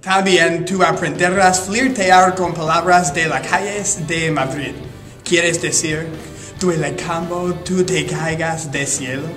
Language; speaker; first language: Spanish; non-native, learner; English